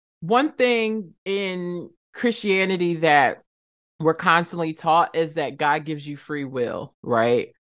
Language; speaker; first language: English; native; English